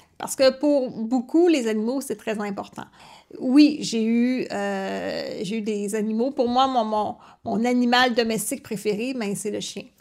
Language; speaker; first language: French; native; French